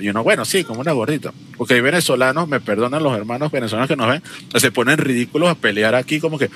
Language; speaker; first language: Spanish; native; Spanish